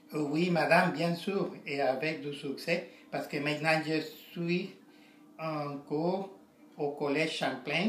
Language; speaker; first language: French; non-native, learner; Spanish